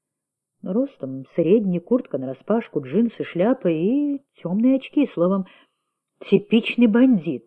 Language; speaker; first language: Russian; native; Russian